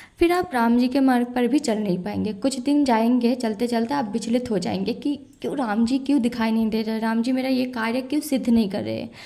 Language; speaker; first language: Hindi; non-native, local second language; Bangla